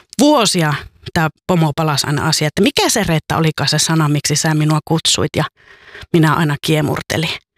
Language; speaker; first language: Finnish; native; Finnish